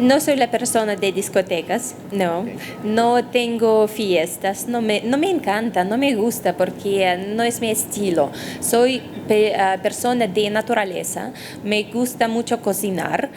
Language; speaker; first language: Spanish; non-native, fluent; Russian